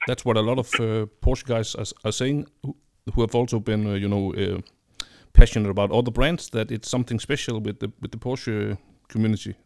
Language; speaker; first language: English; non-native, fluent; Danish